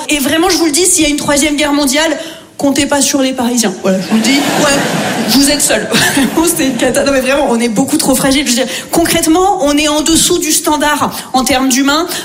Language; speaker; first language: French; native; French